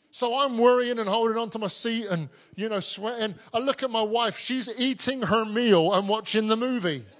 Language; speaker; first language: English; native; English